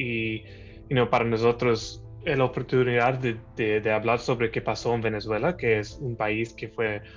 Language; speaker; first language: Spanish; early bilingual, heritage; Spanish